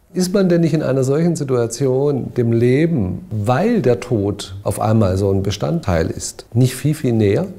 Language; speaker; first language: German; native; German